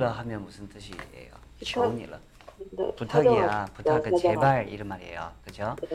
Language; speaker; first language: Korean; non-native, fluent; Chinese